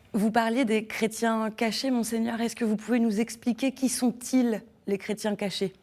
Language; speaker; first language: French; native; French